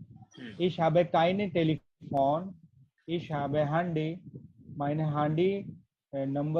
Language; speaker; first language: German; non-native, learner; Gujarati